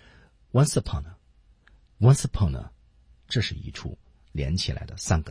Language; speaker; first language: Chinese; native; Chinese